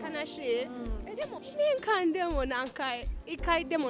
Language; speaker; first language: Japanese; non-native, learner; English